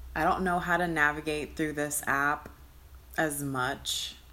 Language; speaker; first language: English; early bilingual, other home language; Spanish